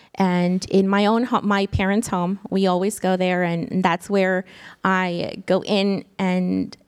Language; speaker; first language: English; early bilingual, other home language; Spanish